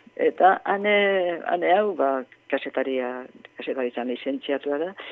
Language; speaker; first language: Basque; native; Basque